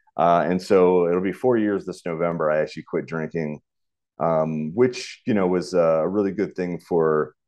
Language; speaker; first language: English; native; English